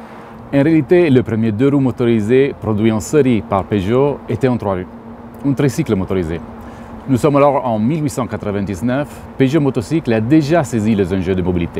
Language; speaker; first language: French; native; French